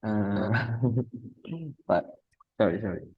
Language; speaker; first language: English; non-native, learner; Indonesian